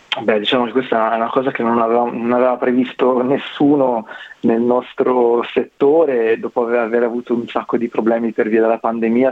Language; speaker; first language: Italian; native; Italian